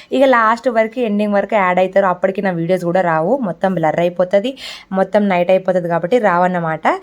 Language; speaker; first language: Telugu; non-native, local second language; Lambadi